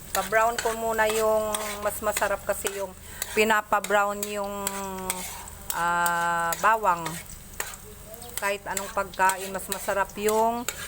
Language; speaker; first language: Filipino; non-native, local second language; Masbatenyo